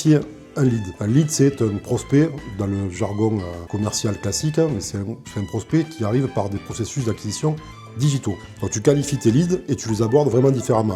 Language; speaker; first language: French; native; French